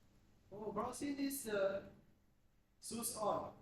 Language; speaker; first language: English; non-native, learner; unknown